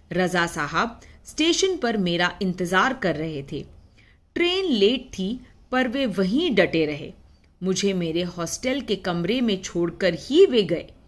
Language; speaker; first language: Hindi; non-native, local second language; Marathi